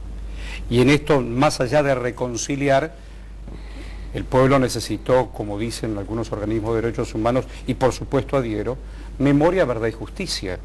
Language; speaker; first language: Spanish; native; Spanish